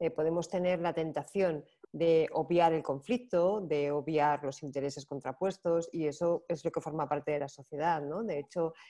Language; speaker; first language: Spanish; native; Spanish